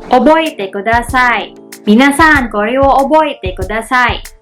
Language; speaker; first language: Japanese; non-native, learner; Filipino